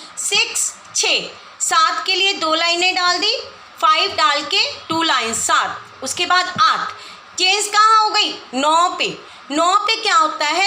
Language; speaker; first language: Hindi; non-native, local second language; Punjabi